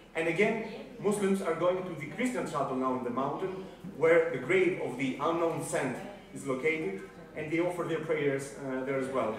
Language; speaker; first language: English; non-native, fluent; Greek